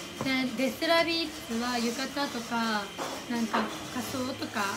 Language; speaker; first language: Japanese; native; Japanese